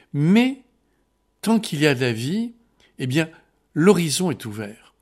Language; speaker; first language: French; native; French